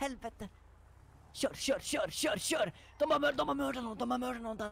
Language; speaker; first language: Swedish; native; Swedish